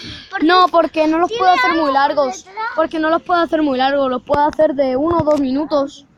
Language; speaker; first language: Spanish; native; Spanish